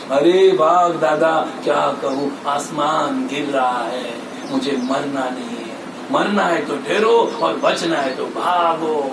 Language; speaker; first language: Hindi; non-native, local second language; Marathi